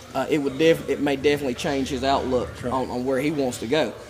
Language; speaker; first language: English; native; English